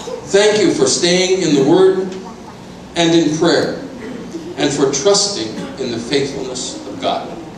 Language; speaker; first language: English; native; English